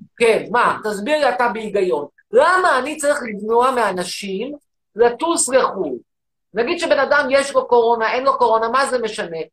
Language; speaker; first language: Hebrew; native; Hebrew